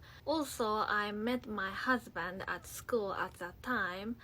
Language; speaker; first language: English; non-native, fluent; Japanese